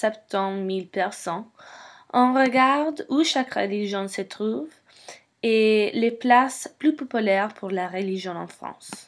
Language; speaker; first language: French; non-native, learner; English